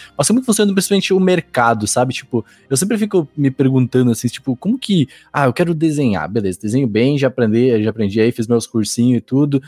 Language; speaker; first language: Portuguese; native; Portuguese